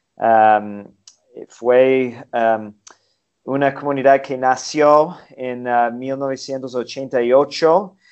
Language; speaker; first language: Spanish; non-native, fluent; English